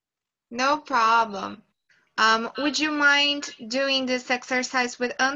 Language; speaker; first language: English; non-native, fluent; Portuguese